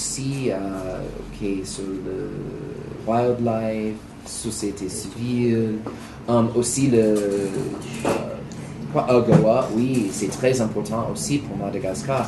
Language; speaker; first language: French; non-native, learner; English